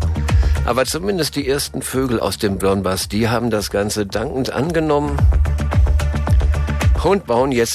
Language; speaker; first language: German; native; German